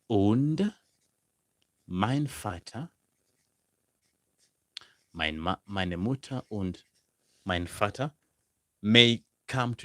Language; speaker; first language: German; non-native, fluent; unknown